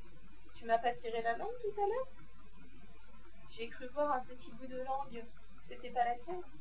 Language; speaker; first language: French; native; French